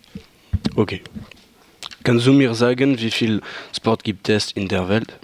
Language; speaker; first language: German; non-native, learner; French